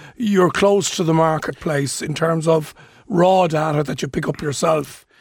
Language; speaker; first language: English; native; English